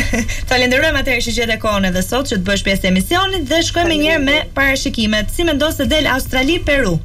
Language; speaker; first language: Albanian; native; Albanian